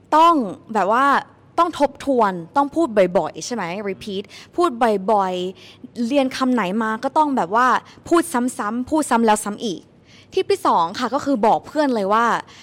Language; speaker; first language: Thai; native; Thai